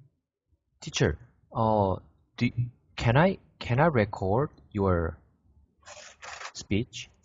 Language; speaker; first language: English; non-native, learner; Korean